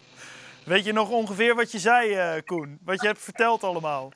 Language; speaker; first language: Dutch; native; Dutch